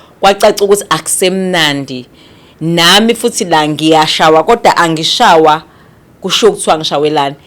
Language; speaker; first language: Zulu; native; Zulu